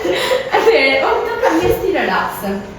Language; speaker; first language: Albanian; early bilingual, heritage; Albanian